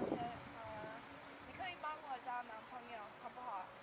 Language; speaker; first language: Chinese; non-native, learner; English